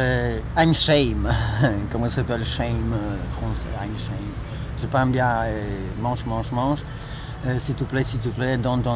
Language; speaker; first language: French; non-native, learner; Polish